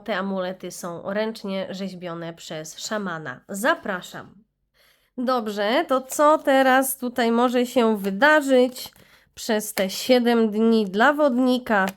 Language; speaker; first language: Polish; native; Polish